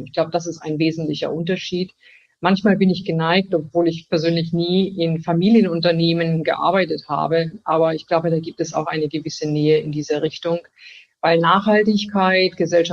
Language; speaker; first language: German; native; German